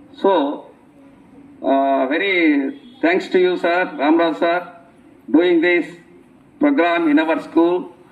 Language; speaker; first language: English; non-native, local second language; Telugu